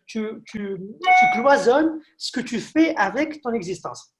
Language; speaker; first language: French; non-native, local second language; Arabic